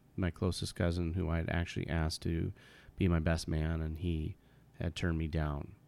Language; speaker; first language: English; native; English